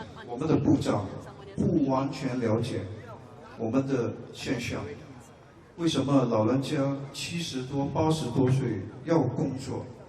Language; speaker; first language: Chinese; non-native, local second language; English